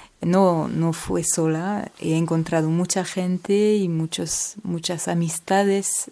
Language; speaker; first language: Spanish; non-native, learner; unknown